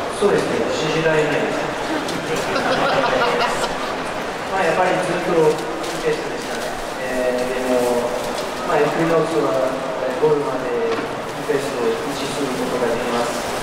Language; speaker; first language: Japanese; non-native, fluent; French